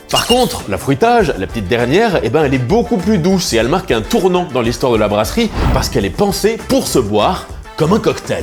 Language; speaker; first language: French; native; French